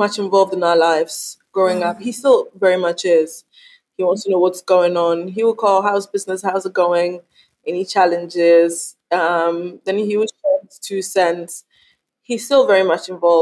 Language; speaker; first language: English; non-native, local second language; Akan